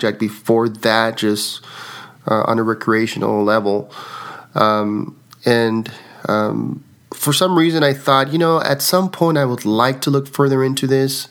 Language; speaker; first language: English; early bilingual, other home language; Spanish